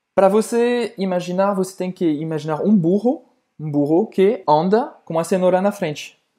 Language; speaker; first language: Portuguese; non-native, fluent; French